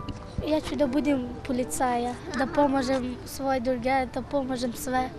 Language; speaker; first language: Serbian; non-native, learner; Persian